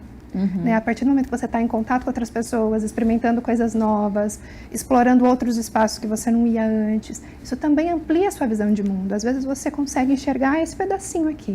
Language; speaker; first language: Portuguese; native; Portuguese